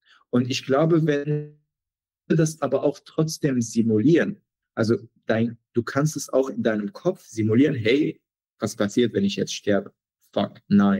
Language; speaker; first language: German; non-native, fluent; Arabic